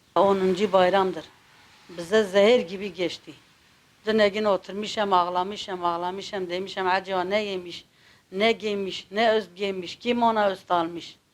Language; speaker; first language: Turkish; non-native, local second language; Kurdish